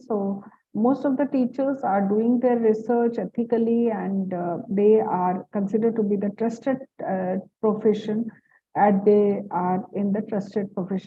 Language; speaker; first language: English; non-native, local second language; Hindi